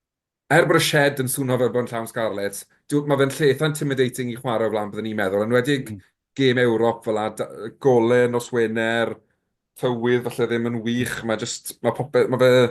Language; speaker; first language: Welsh; native; Welsh